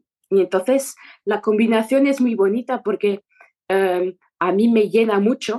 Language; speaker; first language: Spanish; non-native, fluent; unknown